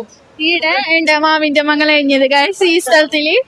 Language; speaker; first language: Malayalam; native; Malayalam